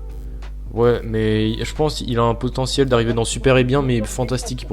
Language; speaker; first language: French; native; French